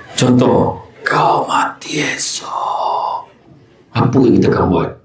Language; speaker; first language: Malay; native; Malay